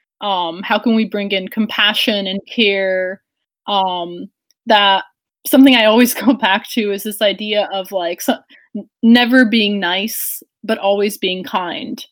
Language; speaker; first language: English; native; English